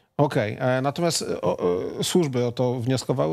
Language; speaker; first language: Polish; native; Polish